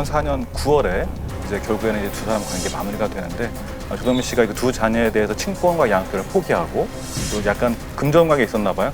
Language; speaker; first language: Korean; native; Korean